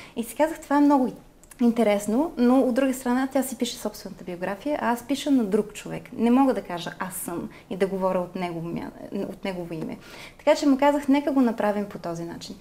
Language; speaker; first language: Bulgarian; early bilingual, heritage; Bulgarian